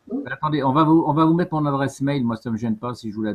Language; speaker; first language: French; native; French